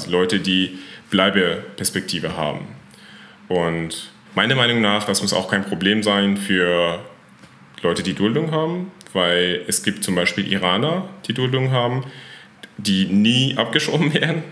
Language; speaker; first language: German; non-native, fluent; Persian